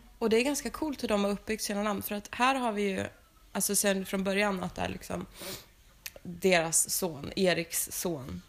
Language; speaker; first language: Swedish; native; Swedish